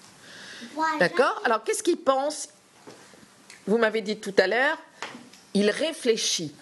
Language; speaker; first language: French; native; French